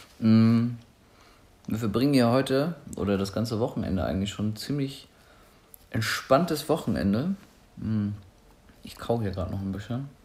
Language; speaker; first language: German; native; German